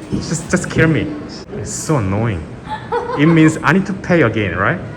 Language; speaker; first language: English; non-native, learner; Korean